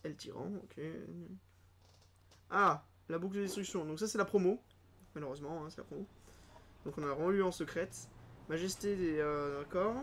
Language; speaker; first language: French; native; French